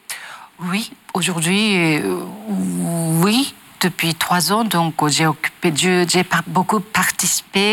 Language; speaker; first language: French; non-native, learner; Japanese